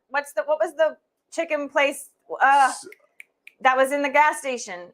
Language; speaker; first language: English; native; English